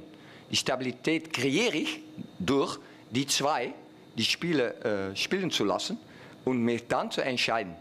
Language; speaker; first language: German; non-native, fluent; Dutch